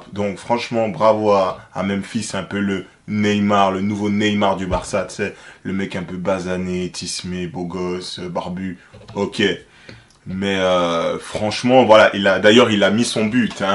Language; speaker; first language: French; native; French